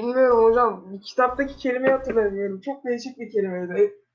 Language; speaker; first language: Turkish; native; Turkish